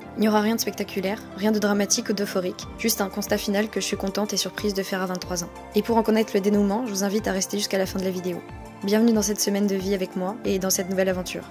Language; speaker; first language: French; native; French